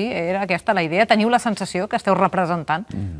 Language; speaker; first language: Catalan; native; Catalan